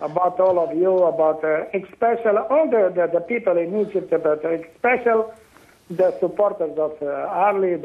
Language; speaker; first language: English; non-native, fluent; Portuguese